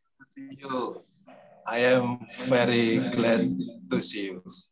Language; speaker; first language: English; non-native, learner; Indonesian